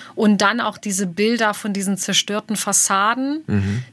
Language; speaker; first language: German; early bilingual, other home language; Bosnian